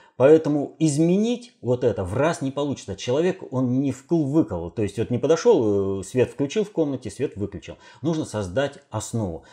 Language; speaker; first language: Russian; native; Russian